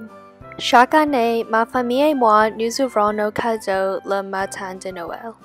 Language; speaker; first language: French; non-native, learner; English